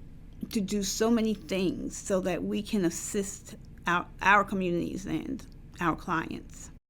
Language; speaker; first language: English; native; English